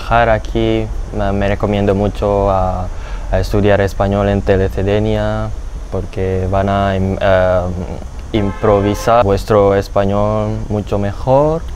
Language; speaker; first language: Spanish; non-native, learner; Indonesian